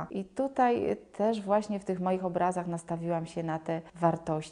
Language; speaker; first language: Polish; native; Polish